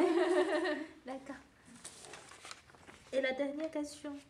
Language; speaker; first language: French; non-native, learner; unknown